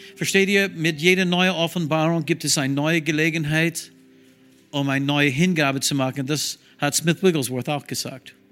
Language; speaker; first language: German; non-native, fluent; English